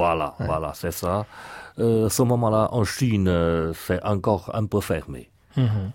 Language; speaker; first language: French; non-native, learner; Chinese